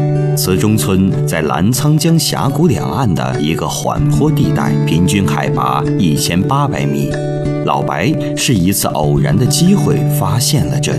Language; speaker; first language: Chinese; native; Chinese